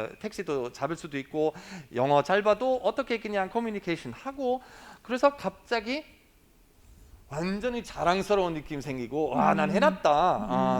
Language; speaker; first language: Korean; non-native, fluent; German